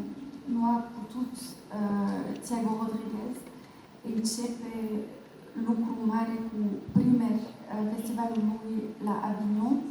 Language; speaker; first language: Romanian; non-native, learner; French